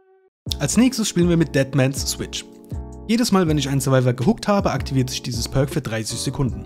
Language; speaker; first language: German; native; German